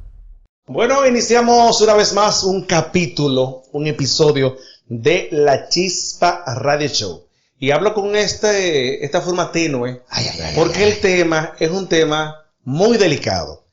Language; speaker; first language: Spanish; native; Spanish